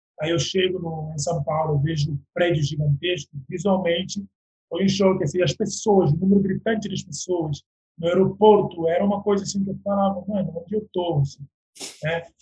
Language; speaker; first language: Portuguese; non-native, local second language; Upper Guinea Crioulo